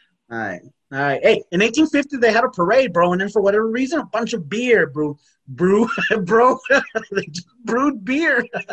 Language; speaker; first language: English; native; English